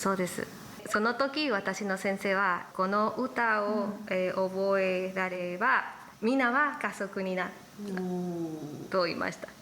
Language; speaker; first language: Japanese; non-native, learner; Spanish